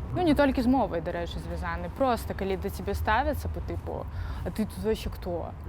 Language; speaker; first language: Belarusian; non-native, local second language; Russian